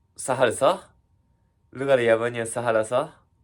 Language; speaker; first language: Arabic; non-native, learner; Japanese